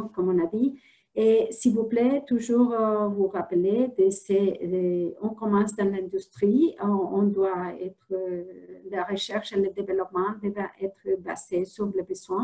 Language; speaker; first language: French; non-native, fluent; Spanish